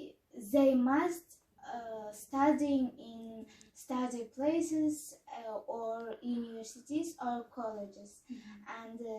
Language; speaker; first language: English; non-native, learner; Kazakh